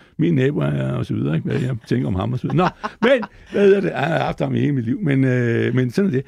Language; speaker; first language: Danish; native; Danish